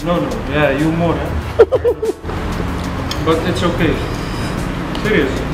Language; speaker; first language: English; non-native, learner; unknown